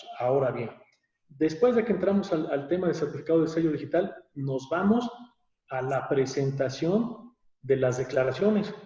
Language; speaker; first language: Spanish; native; Spanish